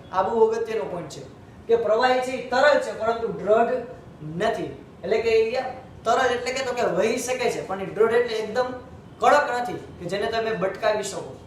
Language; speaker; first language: Gujarati; native; Gujarati